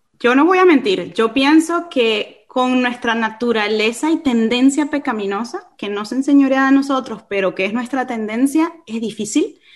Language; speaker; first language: Spanish; native; Spanish